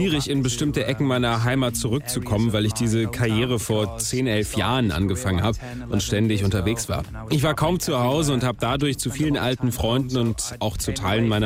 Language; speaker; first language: German; non-native, fluent; English